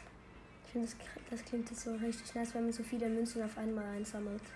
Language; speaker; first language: German; native; German